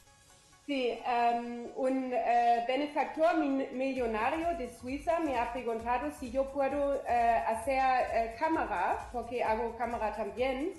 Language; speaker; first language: Spanish; non-native, learner; German